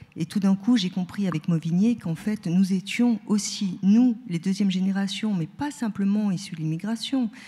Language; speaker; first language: French; native; French